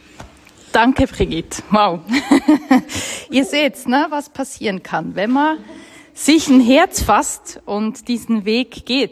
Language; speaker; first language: German; native; German